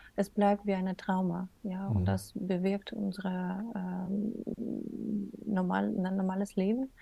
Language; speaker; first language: German; non-native, fluent; Russian